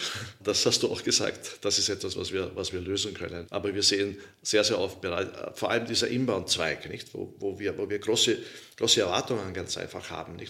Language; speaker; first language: German; native; German